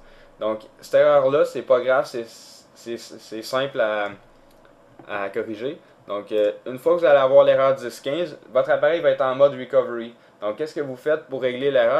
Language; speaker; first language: French; native; French